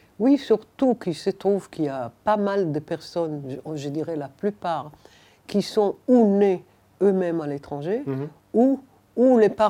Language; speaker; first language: French; non-native, fluent; Hebrew